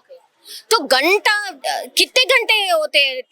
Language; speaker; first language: Hindi; non-native, local second language; Telugu